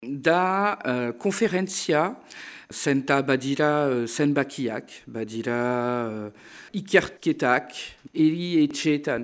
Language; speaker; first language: Basque; non-native, local second language; French